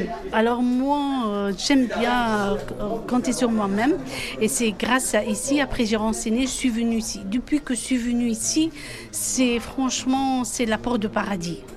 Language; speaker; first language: French; non-native, fluent; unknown